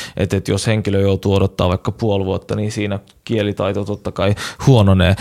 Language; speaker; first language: Finnish; non-native, fluent; Turkish